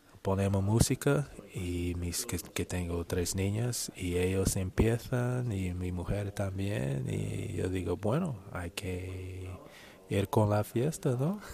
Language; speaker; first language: Spanish; non-native, learner; English